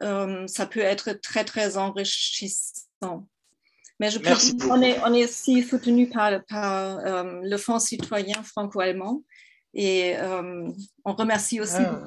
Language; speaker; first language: French; non-native, fluent; German